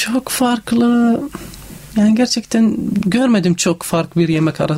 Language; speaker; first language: Turkish; non-native, learner; Arabic